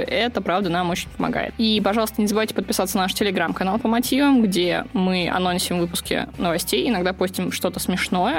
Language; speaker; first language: Russian; native; Russian